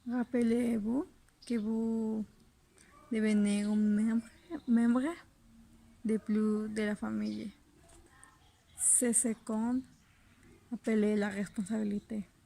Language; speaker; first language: French; non-native, learner; Spanish